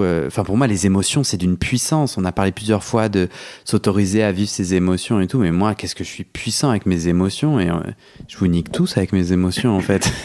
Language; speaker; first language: French; native; French